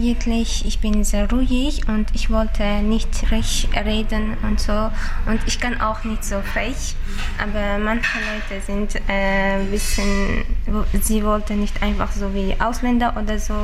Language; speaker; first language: German; non-native, learner; Uzbek